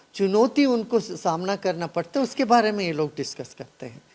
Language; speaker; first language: Hindi; non-native, local second language; Kannada